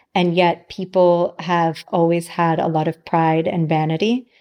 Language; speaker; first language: English; native; English